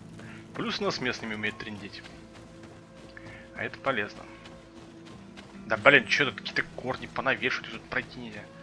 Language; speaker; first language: Russian; native; Russian